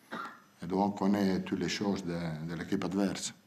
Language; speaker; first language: French; non-native, fluent; Italian